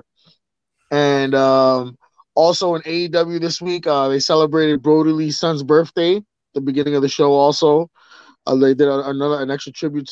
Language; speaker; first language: English; native; English